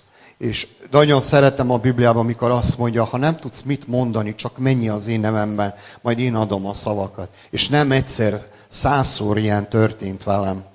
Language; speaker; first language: Hungarian; non-native, local second language; Serbian